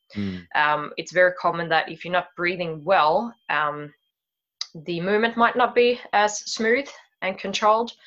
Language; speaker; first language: English; non-native, fluent; Swedish